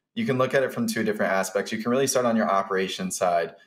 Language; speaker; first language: English; native; English